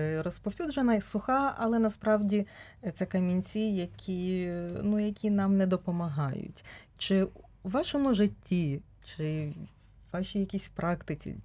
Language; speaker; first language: Ukrainian; native; Ukrainian